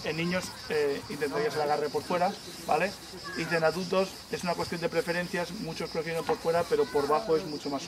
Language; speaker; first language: Spanish; native; Spanish